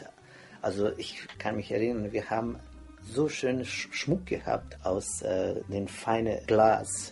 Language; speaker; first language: German; non-native, fluent; Croatian